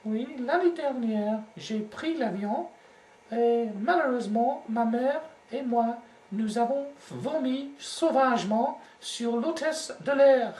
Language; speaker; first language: French; non-native, learner; English